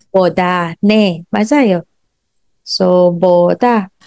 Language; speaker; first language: Korean; non-native, fluent; Filipino